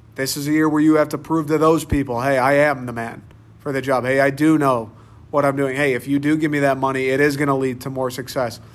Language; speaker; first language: English; native; English